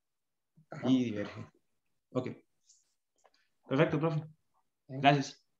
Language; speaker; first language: Spanish; native; Spanish